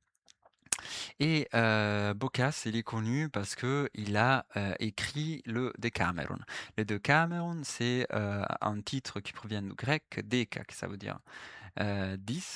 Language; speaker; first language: French; native; French